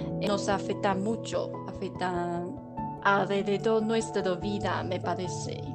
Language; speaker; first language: Spanish; non-native, learner; Chinese